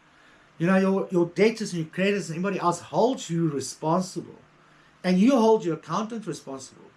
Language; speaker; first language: English; native; English